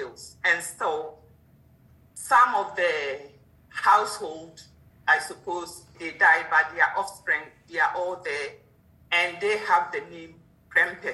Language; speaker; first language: English; non-native, local second language; Akan